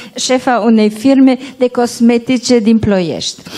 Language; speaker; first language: Romanian; non-native, local second language; German